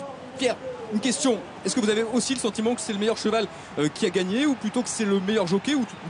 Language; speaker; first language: French; native; French